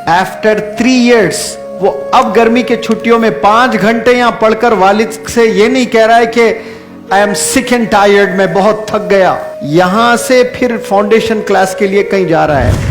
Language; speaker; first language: Urdu; native; Urdu